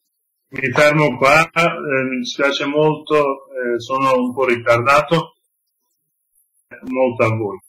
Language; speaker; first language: Italian; non-native, learner; Kurdish